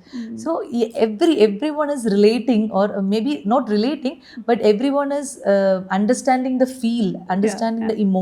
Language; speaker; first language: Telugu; non-native, learner; Malayalam